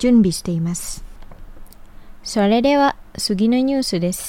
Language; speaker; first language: Japanese; non-native, fluent; Indonesian